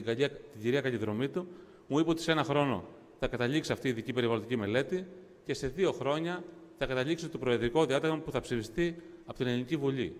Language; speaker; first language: Greek; native; Greek